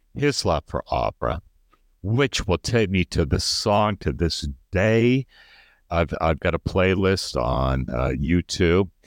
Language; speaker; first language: English; native; English